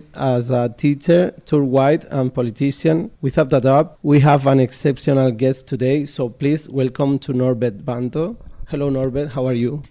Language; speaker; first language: English; non-native, learner; Spanish